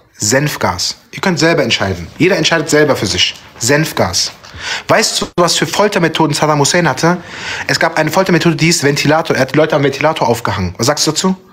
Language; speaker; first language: German; early bilingual, other home language; Turkish